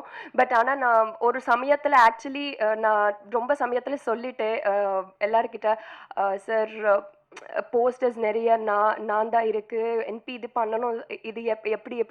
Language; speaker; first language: Tamil; non-native, fluent; Telugu